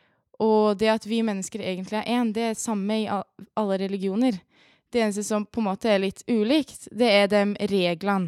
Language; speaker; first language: Norwegian; early bilingual, other home language; Persian